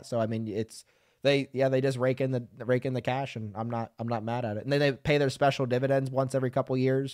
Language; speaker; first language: English; native; English